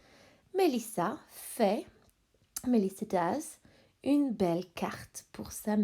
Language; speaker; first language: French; non-native, fluent; English